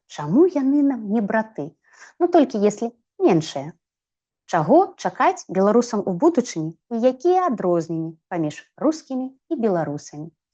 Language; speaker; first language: Belarusian; non-native, local second language; Russian